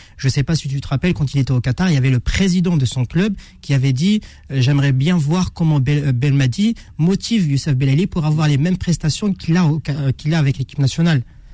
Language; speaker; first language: French; non-native, local second language; Arabic